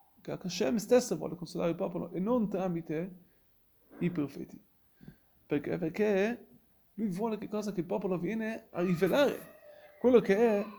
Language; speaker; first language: Italian; non-native, fluent; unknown